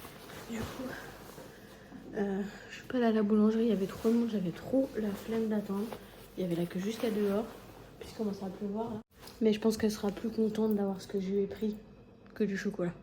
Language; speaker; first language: French; native; French